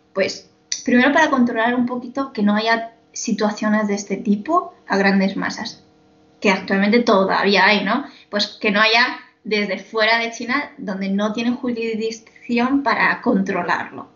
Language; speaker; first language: Spanish; non-native, fluent; Chinese